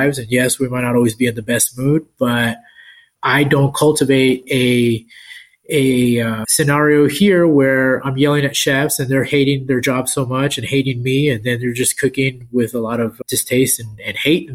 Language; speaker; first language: English; native; English